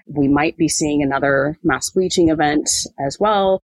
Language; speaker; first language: English; native; English